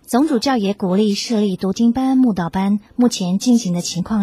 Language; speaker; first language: Chinese; native; Chinese